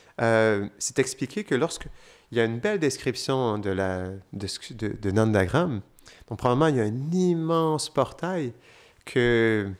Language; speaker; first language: French; native; French